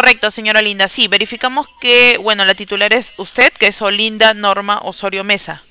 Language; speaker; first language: Spanish; native; Spanish